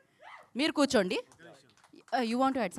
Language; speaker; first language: Telugu; native; Telugu